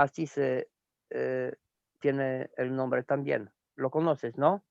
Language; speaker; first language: Spanish; non-native, fluent; Romanian